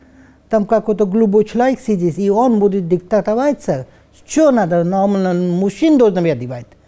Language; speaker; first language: Russian; non-native, learner; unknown